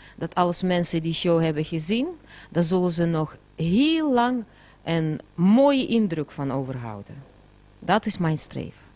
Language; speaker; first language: Dutch; non-native, fluent; Russian